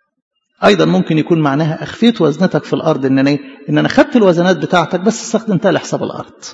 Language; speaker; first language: Arabic; native; Arabic